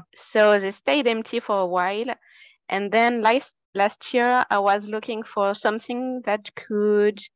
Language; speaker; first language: English; non-native, fluent; French